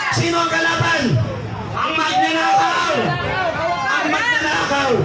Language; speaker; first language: Filipino; native; Filipino